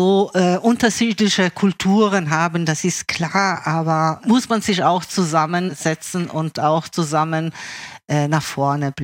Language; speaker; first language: German; early bilingual, other home language; Italian